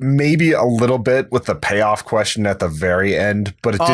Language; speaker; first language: English; native; English